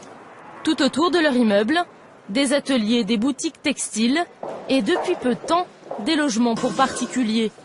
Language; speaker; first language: French; native; French